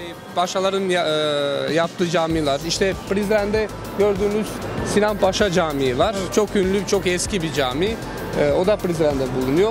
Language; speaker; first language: Turkish; non-native, fluent; Albanian